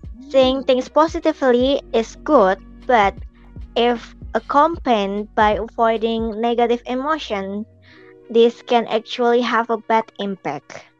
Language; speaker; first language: English; non-native, fluent; Indonesian